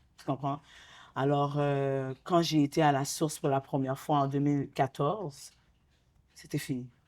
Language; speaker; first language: French; native; French